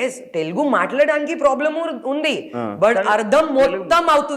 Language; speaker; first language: Telugu; non-native, learner; Hindi